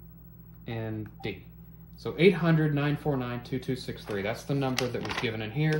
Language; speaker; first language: English; native; English